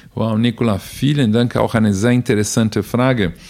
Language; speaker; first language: German; non-native, fluent; Portuguese